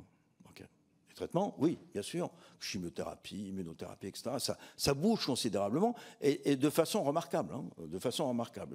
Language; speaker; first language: French; native; French